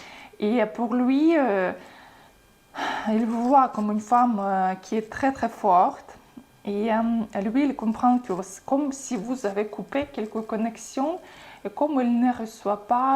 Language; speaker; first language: French; non-native, fluent; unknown